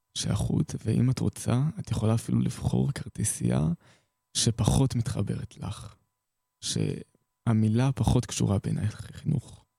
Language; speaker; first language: Hebrew; native; Hebrew